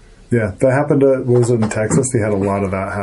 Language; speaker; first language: English; native; English